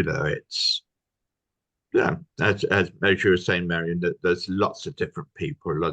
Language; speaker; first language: English; native; English